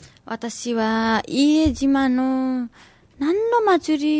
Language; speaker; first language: Japanese; non-native, learner; Nepali